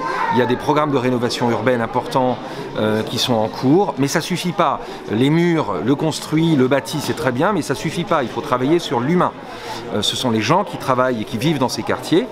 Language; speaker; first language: French; native; French